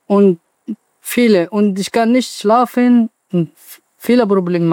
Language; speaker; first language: German; non-native, learner; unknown